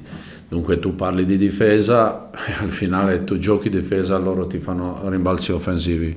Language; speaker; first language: Italian; non-native, learner; Croatian